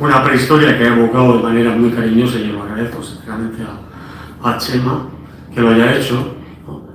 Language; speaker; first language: Spanish; native; Spanish